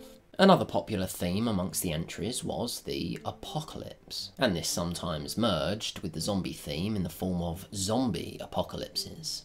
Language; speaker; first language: English; native; English